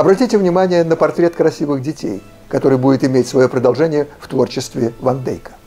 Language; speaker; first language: Russian; native; Russian